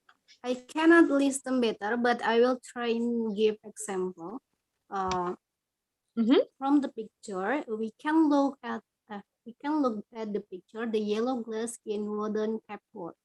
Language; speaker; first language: English; non-native, learner; Indonesian